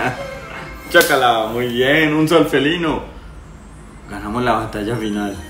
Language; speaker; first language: Spanish; native; Spanish